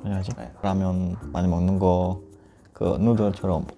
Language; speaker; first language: Korean; non-native, learner; Italian